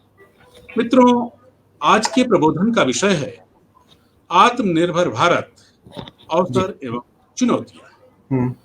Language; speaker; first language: Hindi; native; Hindi